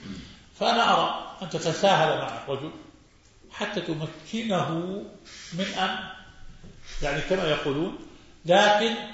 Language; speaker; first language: Arabic; native; Arabic